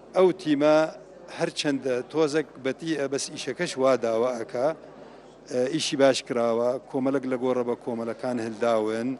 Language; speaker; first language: Central Kurdish; non-native, local second language; Kurdish